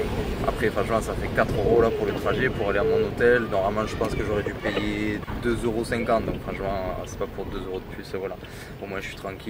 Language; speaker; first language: French; native; French